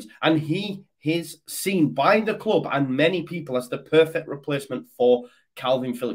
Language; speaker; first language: English; native; English